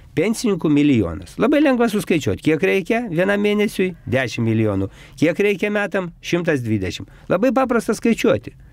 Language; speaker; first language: Lithuanian; native; Lithuanian